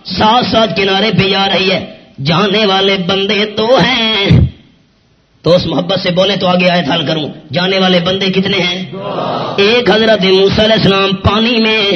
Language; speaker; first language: Urdu; non-native, local second language; Pashto